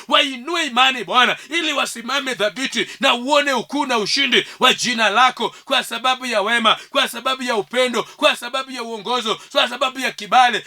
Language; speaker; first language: Swahili; non-native, local second language; Luo (Kenya and Tanzania)